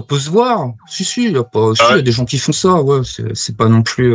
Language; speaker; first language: French; native; French